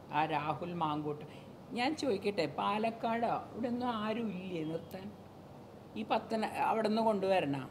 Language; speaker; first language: Malayalam; native; Malayalam